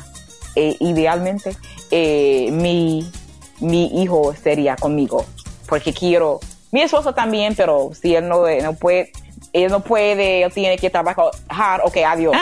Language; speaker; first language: Spanish; non-native, learner; English